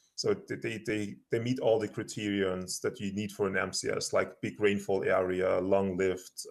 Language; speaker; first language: English; non-native, fluent; German